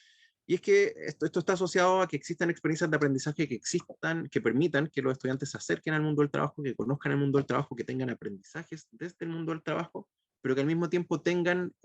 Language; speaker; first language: Spanish; native; Spanish